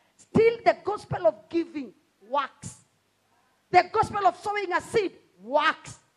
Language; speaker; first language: English; non-native, local second language; Swahili